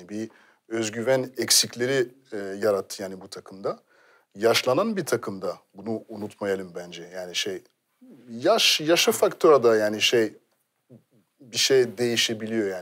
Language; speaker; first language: Turkish; non-native, fluent; French